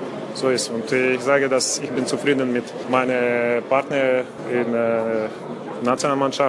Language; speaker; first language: German; non-native, learner; Russian